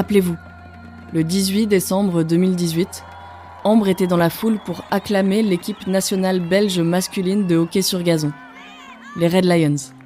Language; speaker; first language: French; native; French